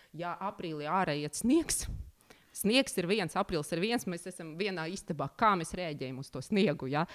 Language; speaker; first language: Latvian; non-native, local second language; Russian